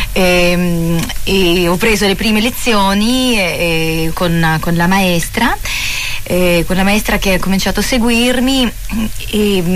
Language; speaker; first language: Italian; non-native, fluent; Russian